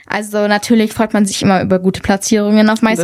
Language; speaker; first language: German; native; German